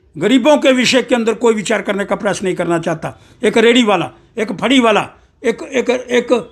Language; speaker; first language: Hindi; non-native, local second language; Dogri